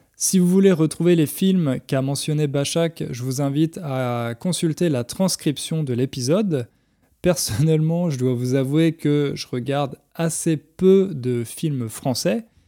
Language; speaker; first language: French; native; French